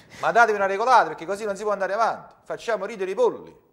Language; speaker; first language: Italian; native; Italian